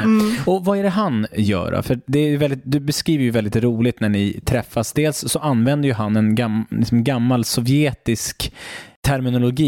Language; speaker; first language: Swedish; native; Swedish